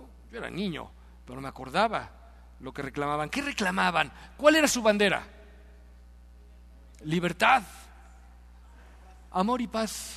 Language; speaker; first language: Spanish; native; Spanish